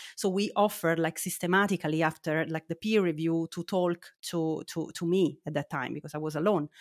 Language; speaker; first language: English; non-native, fluent; Italian